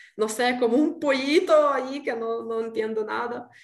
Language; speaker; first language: Spanish; non-native, fluent; Ukrainian